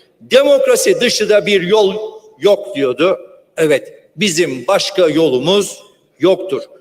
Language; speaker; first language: Turkish; native; Turkish